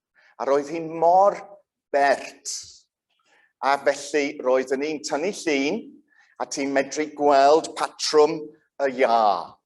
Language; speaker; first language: Welsh; non-native, local second language; English